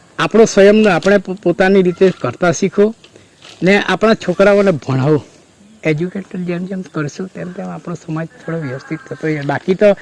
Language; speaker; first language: Gujarati; non-native, local second language; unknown